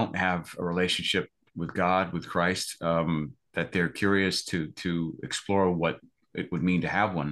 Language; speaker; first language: English; native; English